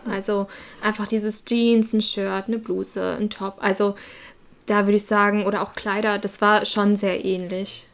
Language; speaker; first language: German; early bilingual, other home language; Russian